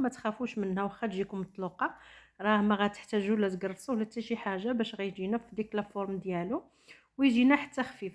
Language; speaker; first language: Arabic; native; Arabic